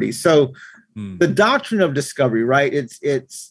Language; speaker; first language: English; native; English